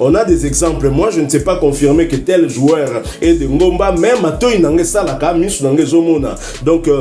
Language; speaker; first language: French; non-native, local second language; Lingala